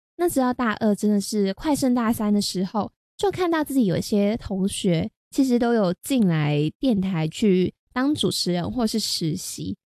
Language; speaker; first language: Chinese; non-native, local second language; Cantonese